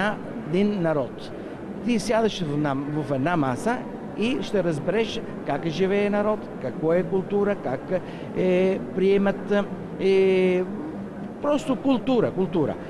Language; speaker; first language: Bulgarian; non-native, fluent; Italian